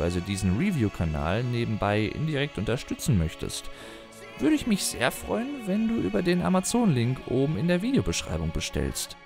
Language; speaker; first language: German; native; German